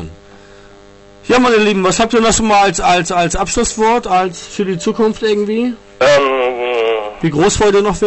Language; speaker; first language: German; native; German